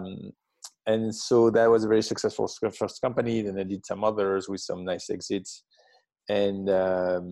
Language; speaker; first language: English; non-native, fluent; French